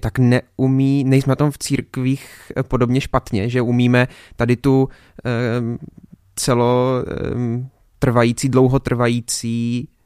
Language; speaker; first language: Czech; native; Czech